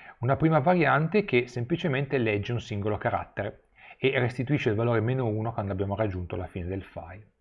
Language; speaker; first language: Italian; native; Italian